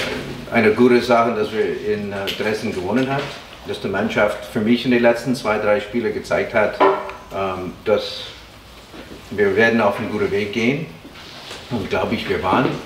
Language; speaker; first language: German; non-native, fluent; English